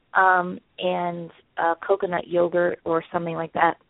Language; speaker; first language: English; native; English